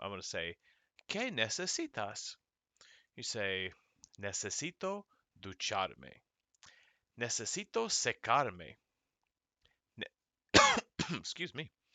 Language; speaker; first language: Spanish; non-native, fluent; English